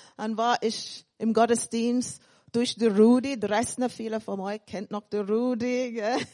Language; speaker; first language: German; non-native, fluent; English